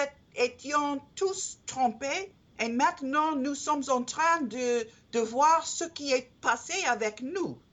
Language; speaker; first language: French; non-native, learner; English